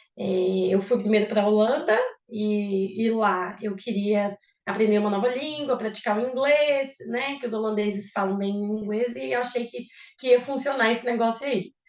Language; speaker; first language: Portuguese; native; Portuguese